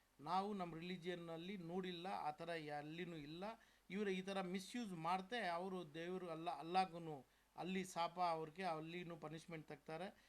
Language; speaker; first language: Kannada; non-native, local second language; Urdu